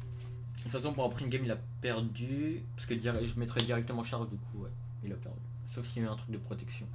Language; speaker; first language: French; native; French